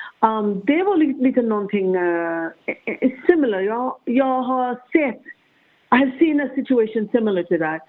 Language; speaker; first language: Swedish; non-native, learner; English